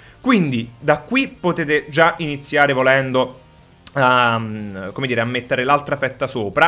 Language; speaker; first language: Italian; native; Italian